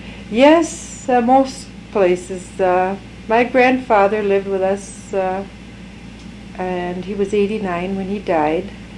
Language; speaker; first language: English; early bilingual, other home language; French